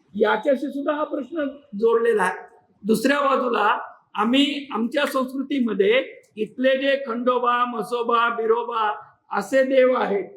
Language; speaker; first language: Marathi; native; Marathi